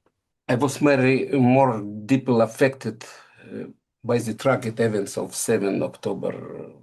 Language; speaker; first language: English; non-native, learner; Russian